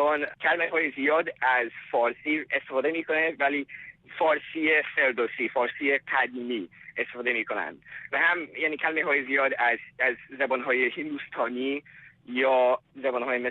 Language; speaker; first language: Persian; non-native, learner; English